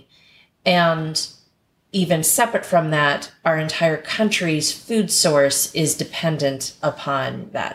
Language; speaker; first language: English; native; English